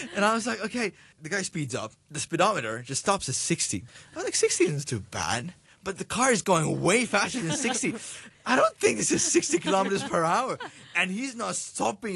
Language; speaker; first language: English; non-native, local second language; Bangla